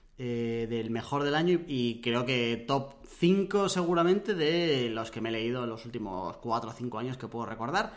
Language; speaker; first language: Spanish; native; Spanish